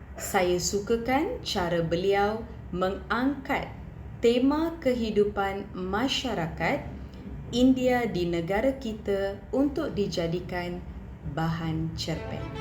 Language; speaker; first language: Malay; non-native, local second language; Tamil